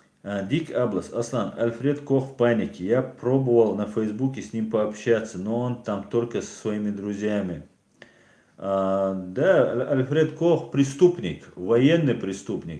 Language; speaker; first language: Russian; non-native, local second language; Chechen